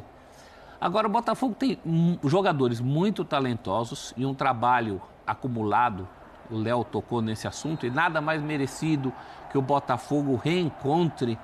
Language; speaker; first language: Portuguese; native; Portuguese